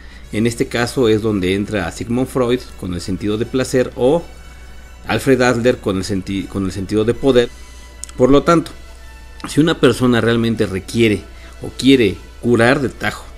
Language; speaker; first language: Spanish; native; Spanish